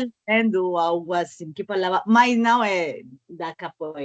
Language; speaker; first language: Portuguese; non-native, learner; Spanish